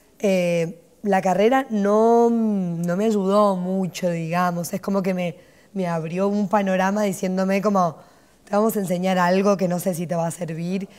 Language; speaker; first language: Spanish; native; Spanish